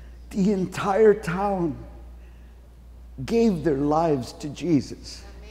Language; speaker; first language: English; early bilingual, other home language; Spanish